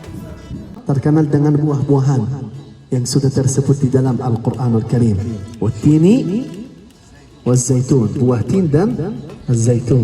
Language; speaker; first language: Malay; non-native, fluent; Arabic